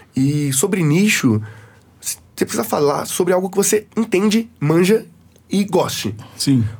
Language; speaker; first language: Portuguese; native; Portuguese